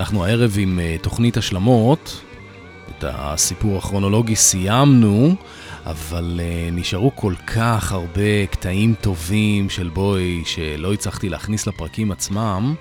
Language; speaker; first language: Hebrew; native; Hebrew